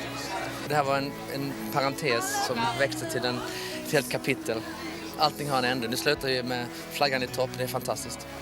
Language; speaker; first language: Swedish; native; Swedish